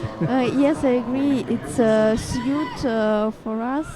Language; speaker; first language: English; non-native, learner; Russian